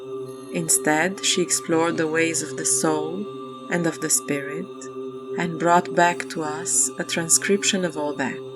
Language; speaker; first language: English; non-native, fluent; French